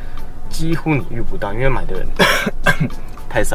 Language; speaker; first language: Chinese; native; Chinese